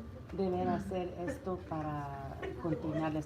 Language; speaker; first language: Spanish; non-native, learner; English